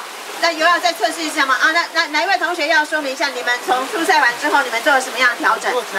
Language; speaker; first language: Chinese; native; Chinese